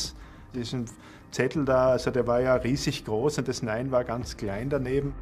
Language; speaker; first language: German; native; German